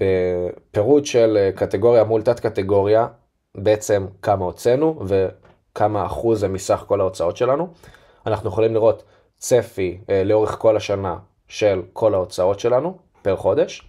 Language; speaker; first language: Hebrew; native; Hebrew